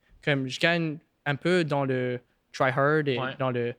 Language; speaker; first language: French; non-native, local second language; English